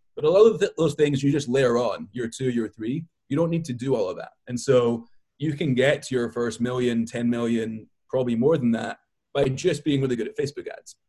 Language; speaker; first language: English; native; English